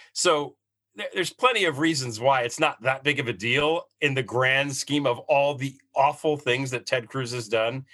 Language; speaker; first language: English; native; English